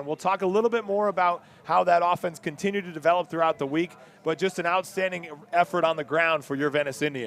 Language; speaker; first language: English; native; English